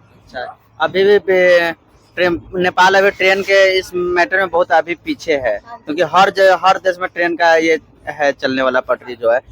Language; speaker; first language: Hindi; native; Hindi